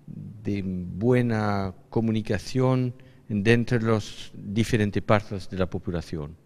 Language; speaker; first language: Spanish; non-native, fluent; French